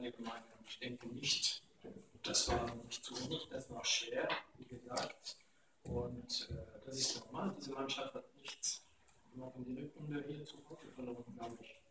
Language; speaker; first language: German; non-native, local second language; French